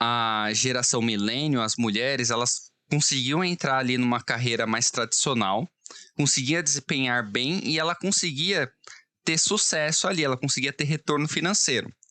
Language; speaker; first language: Portuguese; native; Portuguese